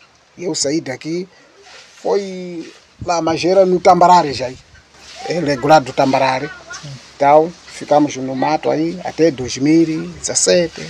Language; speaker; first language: Portuguese; non-native, local second language; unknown